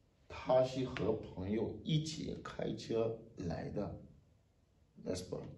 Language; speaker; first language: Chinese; non-native, fluent; French